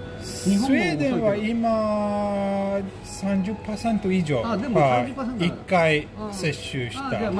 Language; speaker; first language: Japanese; non-native, fluent; Swedish